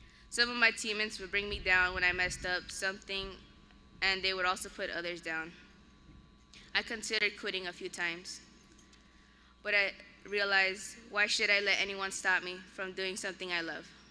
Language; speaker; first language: English; early bilingual, other home language; Spanish